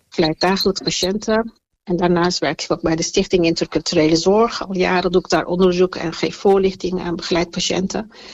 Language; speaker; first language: Dutch; early bilingual, other home language; Turkish